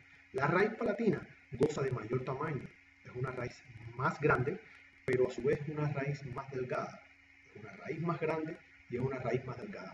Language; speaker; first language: Spanish; native; Spanish